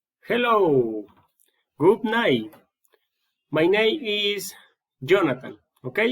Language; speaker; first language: English; non-native, learner; Spanish